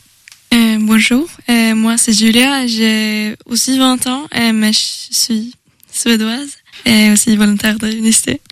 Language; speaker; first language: French; non-native, learner; Swedish